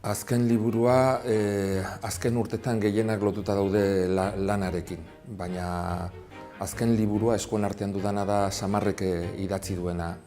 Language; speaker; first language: Basque; non-native, local second language; Spanish